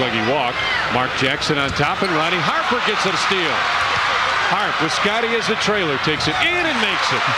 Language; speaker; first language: English; native; English